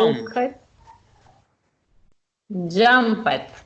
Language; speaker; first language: English; non-native, learner; Spanish